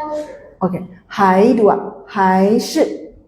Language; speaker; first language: Chinese; non-native, fluent; Indonesian